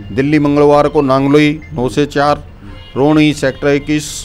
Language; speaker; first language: Hindi; native; Hindi